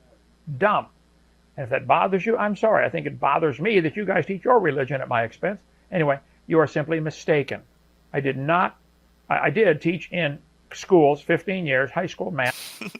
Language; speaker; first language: English; native; English